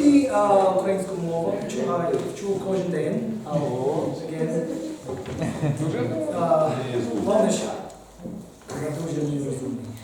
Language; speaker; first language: Ukrainian; non-native, learner; English